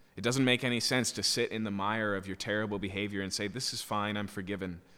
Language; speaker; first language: English; native; English